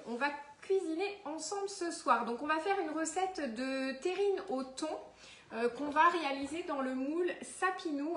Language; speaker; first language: French; native; French